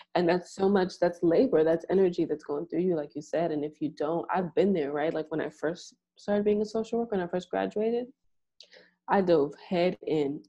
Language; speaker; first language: English; native; English